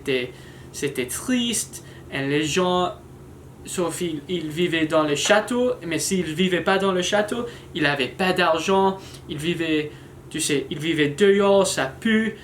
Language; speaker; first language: French; non-native, learner; English